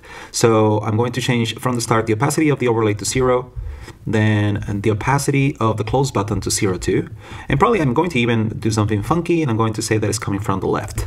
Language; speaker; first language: English; non-native, fluent; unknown